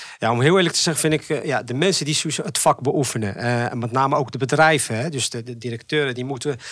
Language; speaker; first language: Dutch; early bilingual, other home language; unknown